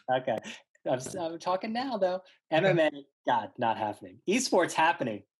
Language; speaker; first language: English; native; English